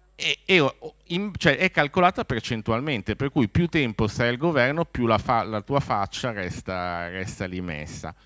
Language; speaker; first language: Italian; native; Italian